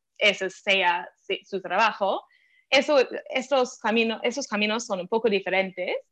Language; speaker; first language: Spanish; non-native, fluent; English